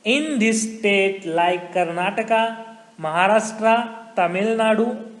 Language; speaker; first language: English; non-native, local second language; Marathi